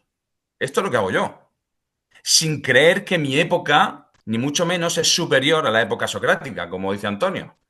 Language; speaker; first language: Spanish; native; Spanish